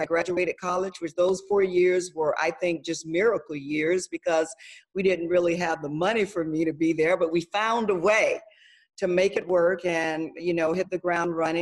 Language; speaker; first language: English; native; English